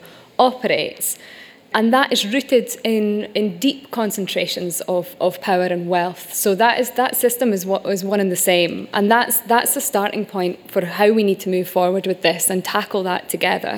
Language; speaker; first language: English; native; English